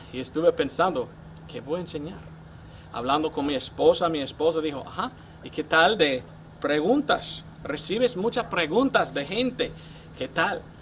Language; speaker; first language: Spanish; non-native, fluent; English